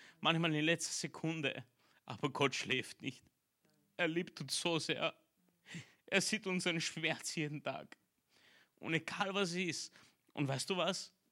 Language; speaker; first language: German; early bilingual, other home language; Romanian